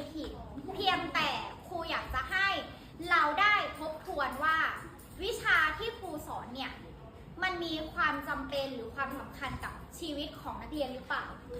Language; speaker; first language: Thai; native; Thai